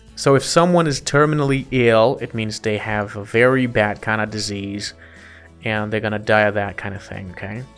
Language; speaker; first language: English; non-native, fluent; Persian